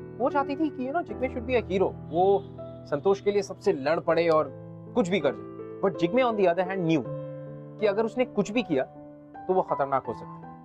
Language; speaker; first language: Hindi; native; Hindi